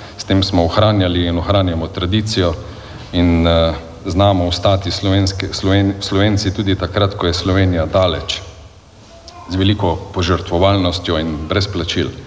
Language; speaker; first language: Slovenian; native; Slovenian